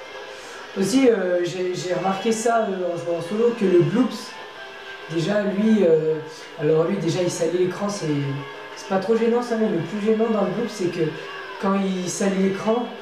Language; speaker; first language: French; native; French